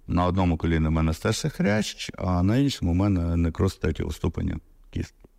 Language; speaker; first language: Ukrainian; non-native, local second language; Russian